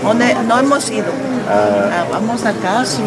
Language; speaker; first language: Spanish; non-native, learner; French